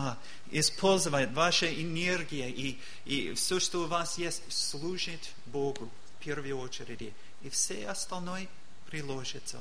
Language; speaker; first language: Russian; non-native, learner; English